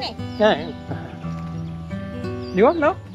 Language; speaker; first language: English; non-native, learner; French